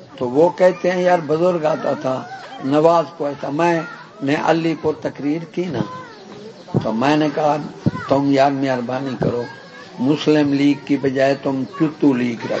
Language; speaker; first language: Urdu; non-native, local second language; Punjabi